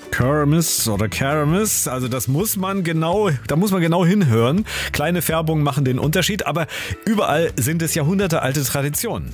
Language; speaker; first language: German; native; German